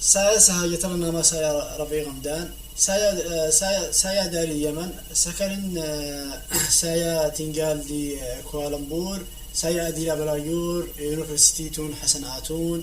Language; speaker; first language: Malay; non-native, learner; Arabic